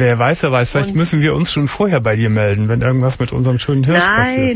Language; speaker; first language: German; native; German